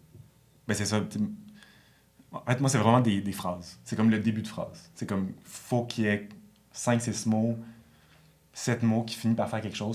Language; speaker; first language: French; native; French